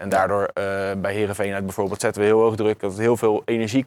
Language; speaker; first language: Dutch; native; Dutch